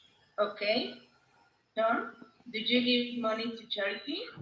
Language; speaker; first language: English; non-native, learner; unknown